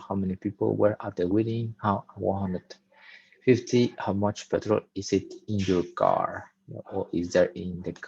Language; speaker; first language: English; non-native, fluent; Spanish